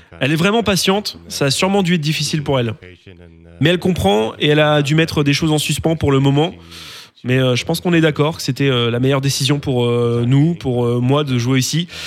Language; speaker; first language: French; non-native, local second language; English